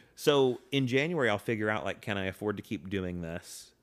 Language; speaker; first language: English; native; English